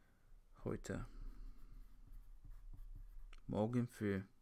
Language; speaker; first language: German; non-native, learner; English